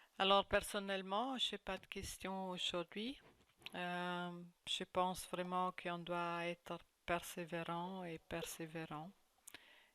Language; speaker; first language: French; non-native, fluent; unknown